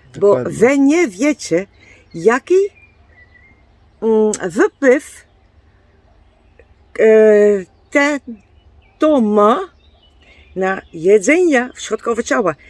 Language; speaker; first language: Polish; non-native, learner; Dutch